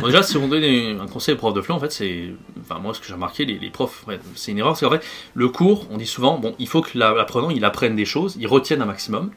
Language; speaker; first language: French; native; French